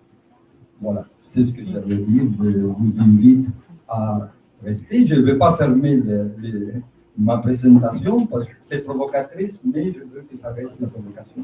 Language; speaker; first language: French; native; French